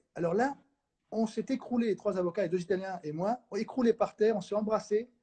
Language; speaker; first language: French; non-native, fluent; Spanish